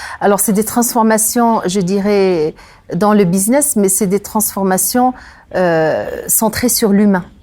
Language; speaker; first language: French; non-native, local second language; Arabic